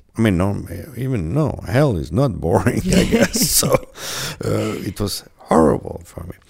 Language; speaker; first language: English; non-native, fluent; French